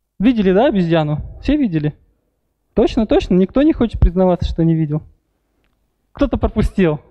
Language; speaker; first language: Russian; native; Russian